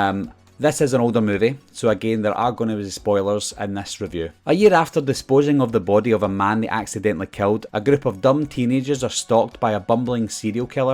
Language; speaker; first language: English; native; English